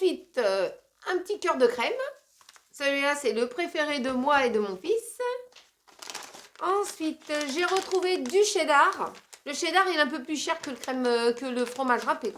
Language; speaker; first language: French; native; French